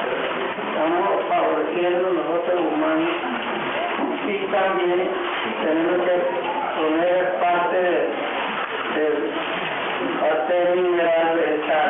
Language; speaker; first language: Spanish; non-native, local second language; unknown